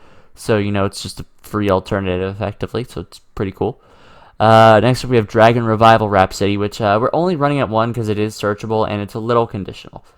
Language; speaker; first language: English; native; English